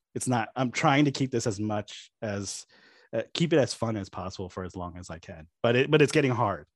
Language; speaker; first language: English; native; English